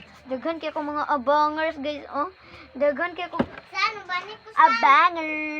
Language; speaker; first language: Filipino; non-native, local second language; Cebuano